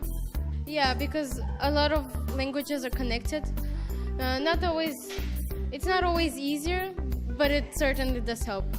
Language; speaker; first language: English; non-native, fluent; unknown